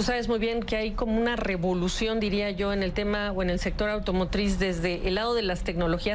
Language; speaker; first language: Spanish; native; Spanish